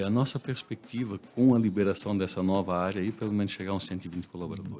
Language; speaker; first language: Portuguese; native; Portuguese